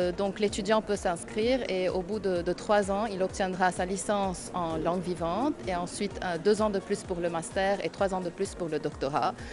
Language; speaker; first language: French; non-native, local second language; Arabic